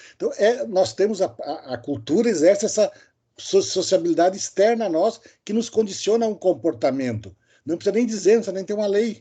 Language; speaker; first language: Portuguese; native; Portuguese